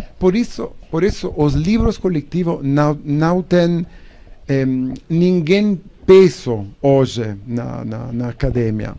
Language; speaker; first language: Portuguese; non-native, learner; Italian